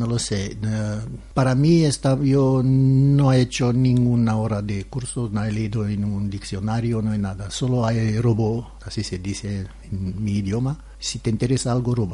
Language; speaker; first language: Spanish; non-native, learner; Romanian